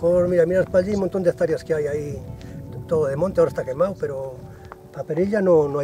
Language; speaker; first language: Spanish; native; Spanish